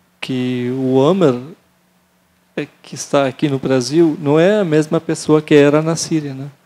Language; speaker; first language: Portuguese; non-native, learner; Arabic